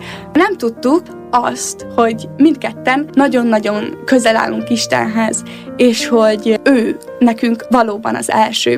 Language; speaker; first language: Hungarian; native; Hungarian